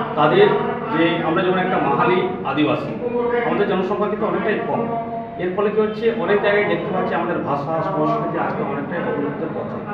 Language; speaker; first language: Bangla; non-native, local second language; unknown